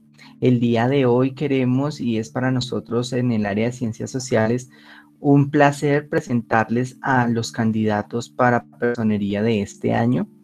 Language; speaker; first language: Spanish; native; Spanish